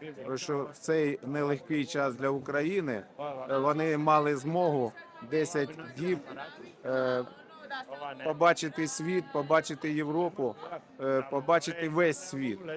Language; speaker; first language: Ukrainian; native; Ukrainian